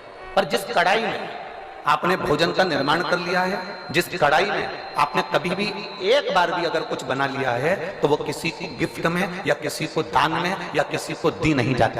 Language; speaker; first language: Hindi; native; Hindi